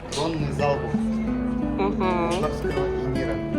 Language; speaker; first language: Russian; non-native, local second language; Tatar